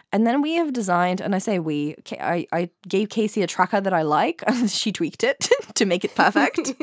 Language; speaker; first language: English; native; English